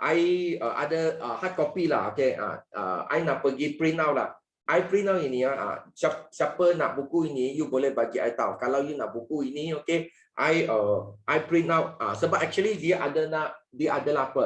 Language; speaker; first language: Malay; non-native, local second language; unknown